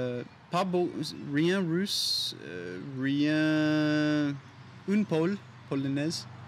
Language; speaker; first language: French; non-native, learner; English